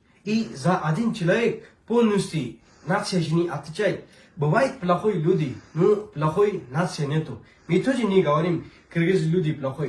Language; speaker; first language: Russian; non-native, learner; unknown